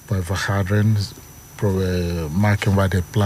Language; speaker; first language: Dutch; non-native, learner; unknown